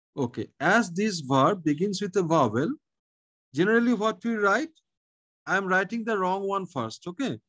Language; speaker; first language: English; non-native, local second language; Bangla